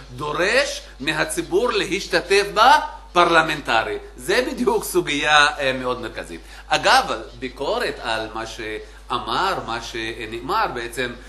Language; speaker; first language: Hebrew; non-native, local second language; Arabic